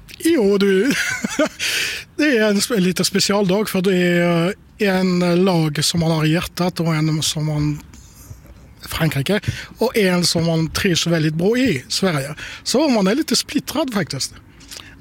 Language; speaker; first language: Swedish; non-native, fluent; French